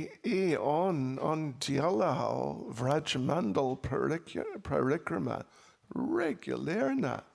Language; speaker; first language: Russian; non-native, learner; English